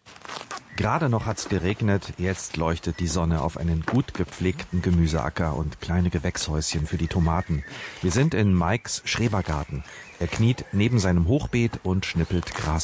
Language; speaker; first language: German; native; German